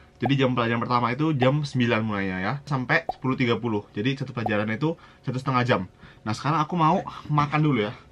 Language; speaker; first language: Indonesian; native; Indonesian